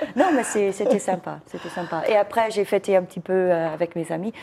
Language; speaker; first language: French; non-native, fluent; English